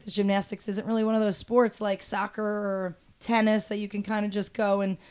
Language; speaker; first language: English; native; English